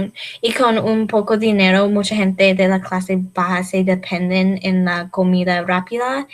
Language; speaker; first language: Spanish; non-native, learner; English